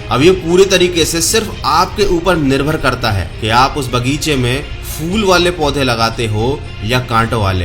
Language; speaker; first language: Hindi; native; Hindi